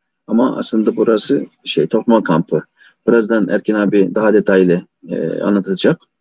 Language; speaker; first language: Turkish; non-native, fluent; Uyghur